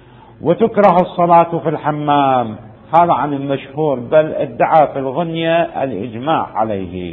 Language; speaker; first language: Arabic; native; Arabic